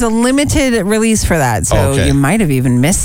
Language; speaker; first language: English; native; English